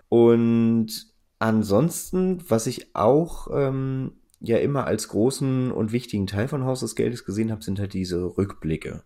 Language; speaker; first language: German; native; German